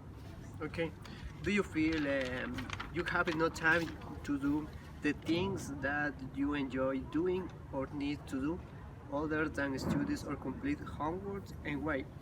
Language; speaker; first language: English; non-native, learner; Spanish